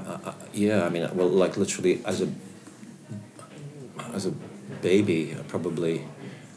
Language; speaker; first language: English; native; English